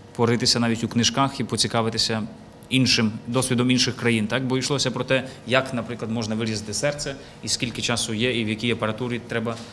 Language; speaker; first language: Ukrainian; native; Ukrainian